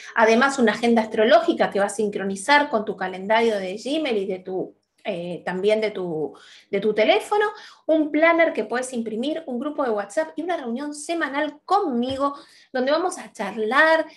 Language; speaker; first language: Spanish; native; Spanish